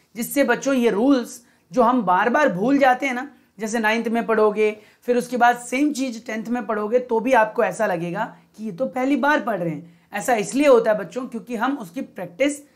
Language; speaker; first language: Hindi; native; Hindi